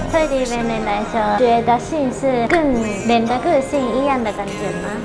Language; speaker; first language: Chinese; non-native, learner; Japanese